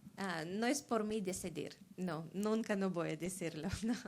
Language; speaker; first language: Spanish; non-native, learner; Russian